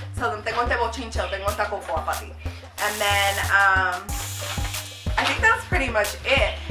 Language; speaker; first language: English; native; English